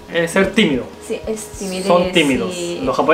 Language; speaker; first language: Spanish; non-native, fluent; Portuguese